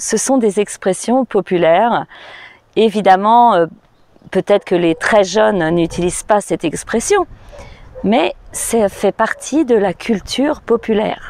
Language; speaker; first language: French; native; French